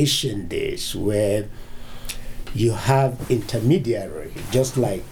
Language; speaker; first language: English; non-native, local second language; Yoruba